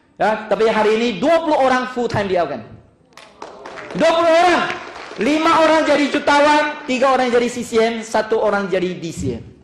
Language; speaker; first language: Malay; non-native, local second language; Chinese